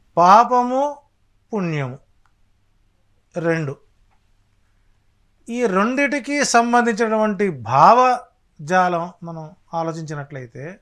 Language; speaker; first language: Telugu; native; Telugu